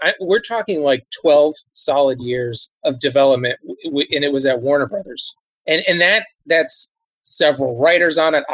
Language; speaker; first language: English; native; English